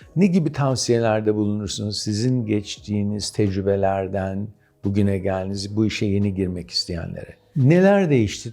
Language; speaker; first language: Turkish; native; Turkish